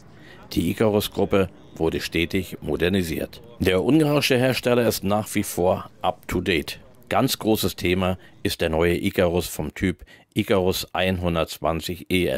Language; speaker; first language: German; native; German